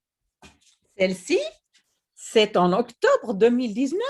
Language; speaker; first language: French; non-native, fluent; Swedish